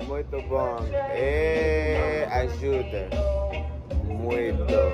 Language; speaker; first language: Portuguese; non-native, learner; English